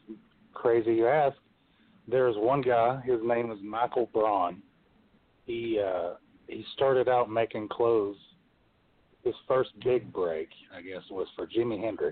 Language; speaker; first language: English; native; English